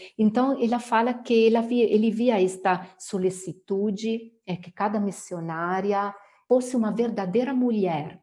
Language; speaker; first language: Portuguese; non-native, fluent; Italian